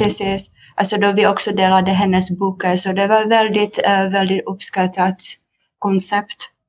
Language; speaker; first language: Swedish; non-native, fluent; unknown